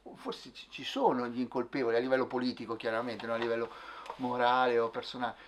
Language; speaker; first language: Italian; native; Italian